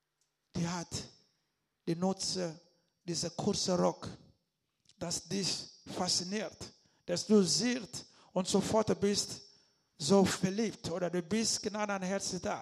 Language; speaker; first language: German; non-native, learner; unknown